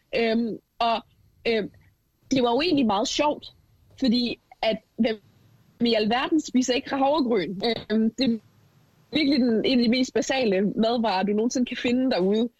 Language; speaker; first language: Danish; native; Danish